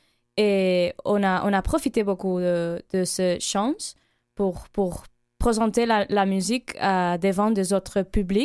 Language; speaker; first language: French; non-native, fluent; Catalan